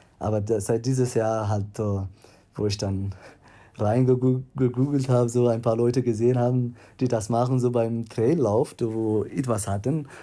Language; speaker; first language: German; non-native, fluent; Tigrinya